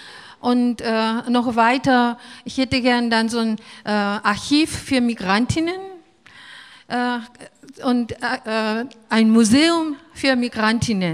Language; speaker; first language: German; non-native, fluent; Korean